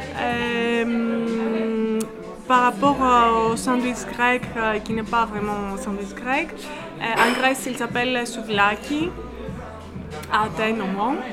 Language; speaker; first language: French; non-native, fluent; Greek